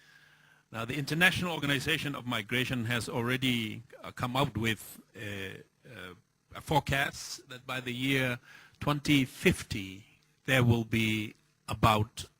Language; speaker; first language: English; non-native, fluent; Thai